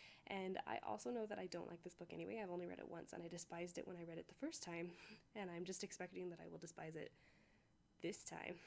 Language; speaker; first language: English; native; English